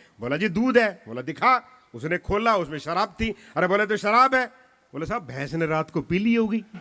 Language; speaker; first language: Hindi; non-native, local second language; Punjabi